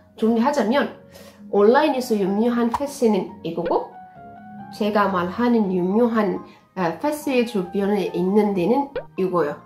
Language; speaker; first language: Korean; non-native, fluent; Arabic